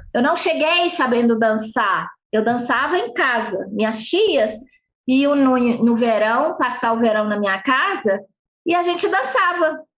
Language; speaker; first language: Portuguese; non-native, fluent; Arabic